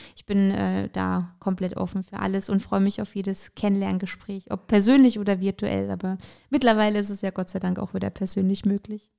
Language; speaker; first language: German; early bilingual, other home language; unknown